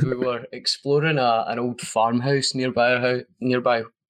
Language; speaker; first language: English; native; English